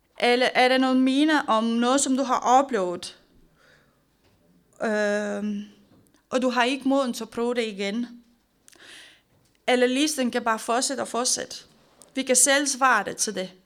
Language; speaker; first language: Danish; non-native, fluent; Romanian